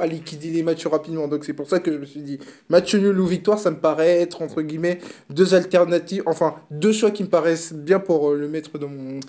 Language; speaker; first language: French; native; French